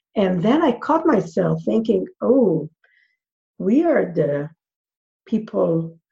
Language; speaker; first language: English; non-native, fluent; Hebrew